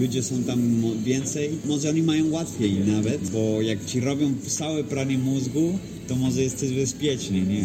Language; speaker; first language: Polish; non-native, fluent; Spanish